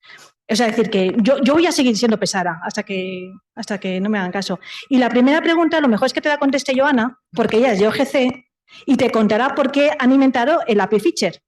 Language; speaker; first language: Spanish; native; Spanish